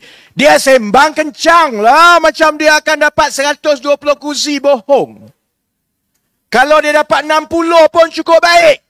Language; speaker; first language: Malay; native; Malay